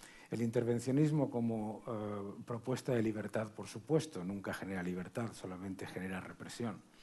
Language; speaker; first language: Spanish; native; Spanish